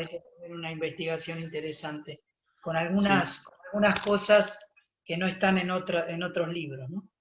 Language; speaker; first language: Spanish; native; Spanish